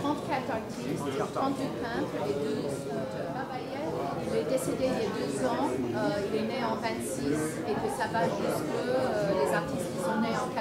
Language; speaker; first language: French; non-native, fluent; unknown